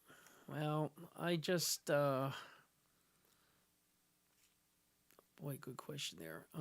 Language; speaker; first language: English; native; English